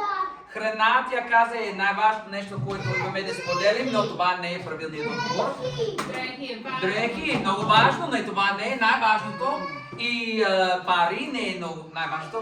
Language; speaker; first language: Bulgarian; non-native, fluent; English